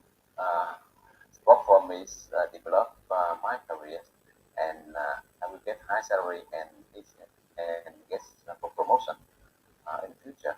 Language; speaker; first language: English; non-native, learner; Bangla